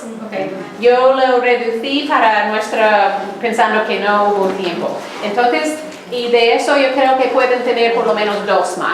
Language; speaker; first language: Spanish; non-native, fluent; English